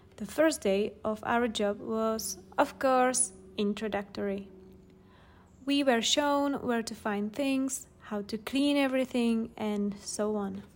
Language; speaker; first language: English; non-native, fluent; Czech